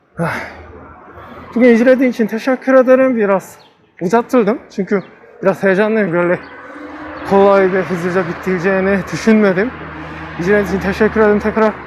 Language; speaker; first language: Turkish; non-native, learner; Korean